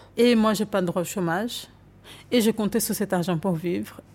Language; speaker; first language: French; non-native, fluent; Portuguese